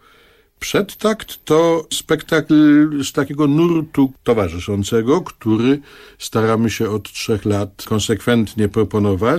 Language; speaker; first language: Polish; native; Polish